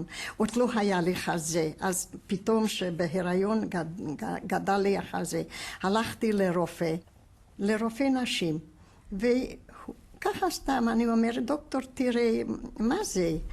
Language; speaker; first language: Hebrew; non-native, fluent; Hungarian